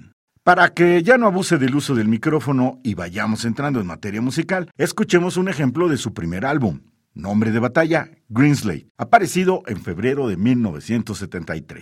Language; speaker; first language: Spanish; native; Spanish